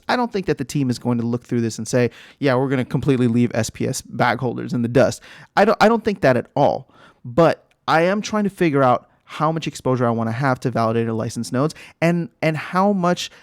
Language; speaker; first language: English; native; English